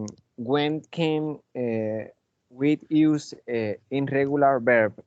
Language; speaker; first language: English; non-native, learner; Spanish